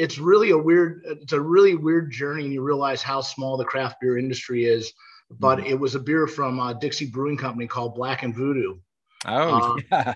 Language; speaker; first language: English; native; English